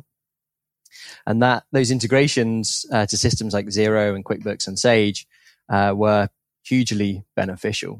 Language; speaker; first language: English; native; English